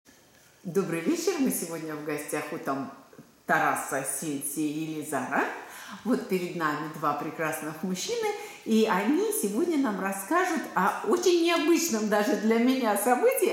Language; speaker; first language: Russian; native; Russian